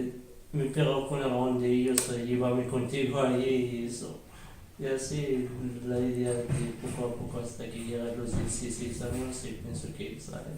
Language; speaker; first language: Spanish; early bilingual, other home language; Arabic